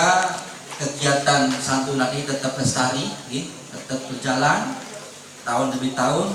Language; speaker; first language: Indonesian; native; Indonesian